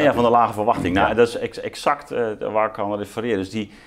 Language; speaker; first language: Dutch; native; Dutch